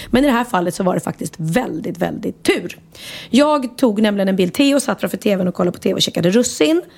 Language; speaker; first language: Swedish; native; Swedish